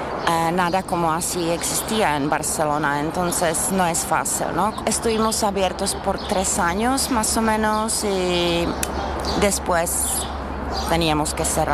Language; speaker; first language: Spanish; non-native, learner; Czech